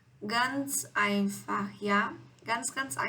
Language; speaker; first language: German; non-native, fluent; Portuguese